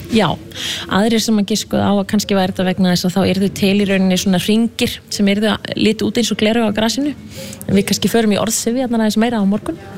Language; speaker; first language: Icelandic; native; Icelandic